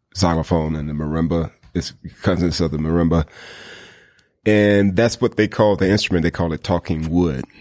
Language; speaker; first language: English; native; English